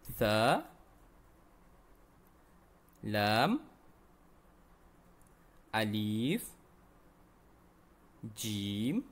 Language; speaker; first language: Arabic; non-native, fluent; Malay